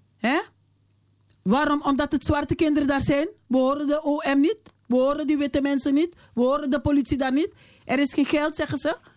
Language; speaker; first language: Dutch; native; Dutch